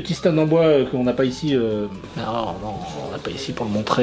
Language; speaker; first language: French; native; French